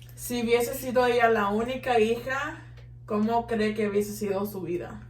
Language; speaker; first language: Spanish; early bilingual, heritage; Spanish